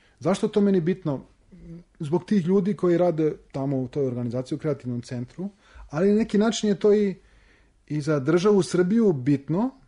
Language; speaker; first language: Serbian; early bilingual, heritage; Serbian